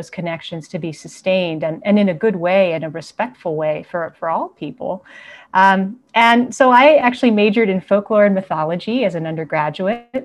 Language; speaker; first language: English; native; English